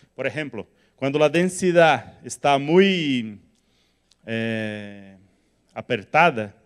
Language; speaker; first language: Spanish; non-native, learner; Portuguese